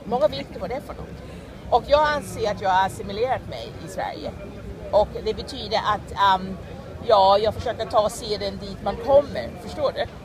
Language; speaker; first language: Swedish; non-native, fluent; English